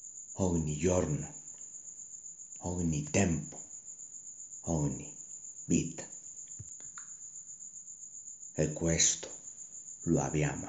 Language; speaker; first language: Italian; non-native, learner; Spanish